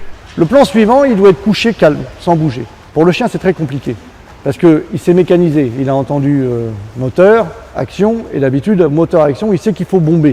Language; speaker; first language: French; native; French